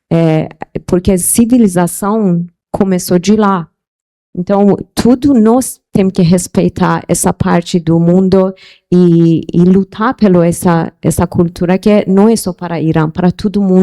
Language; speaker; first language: Portuguese; non-native, fluent; Persian